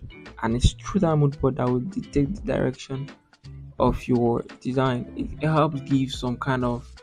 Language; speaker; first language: English; non-native, local second language; Yoruba